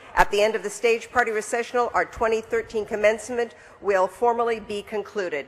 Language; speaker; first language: English; native; English